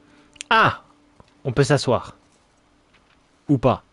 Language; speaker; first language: French; native; French